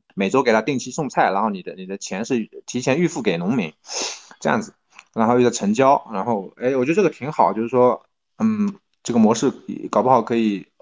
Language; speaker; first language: Chinese; native; Chinese